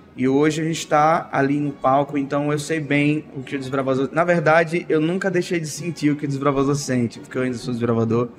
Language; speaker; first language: Portuguese; native; Portuguese